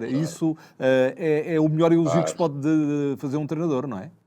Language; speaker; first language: Portuguese; native; Portuguese